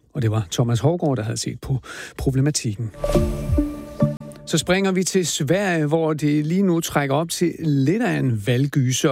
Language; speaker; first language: Danish; native; Danish